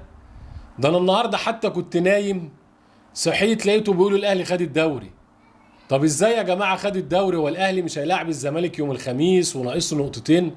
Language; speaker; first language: Arabic; native; Arabic